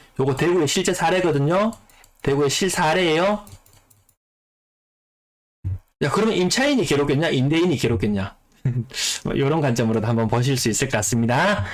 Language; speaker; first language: Korean; native; Korean